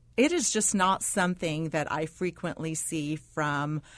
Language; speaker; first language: English; non-native, fluent; Arabic